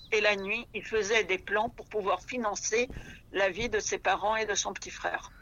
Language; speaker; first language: French; early bilingual, other home language; Russian